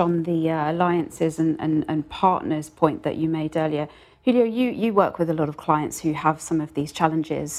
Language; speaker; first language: English; native; English